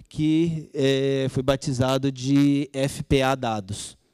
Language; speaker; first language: Portuguese; native; Portuguese